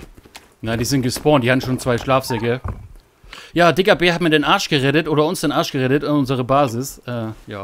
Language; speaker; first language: German; native; German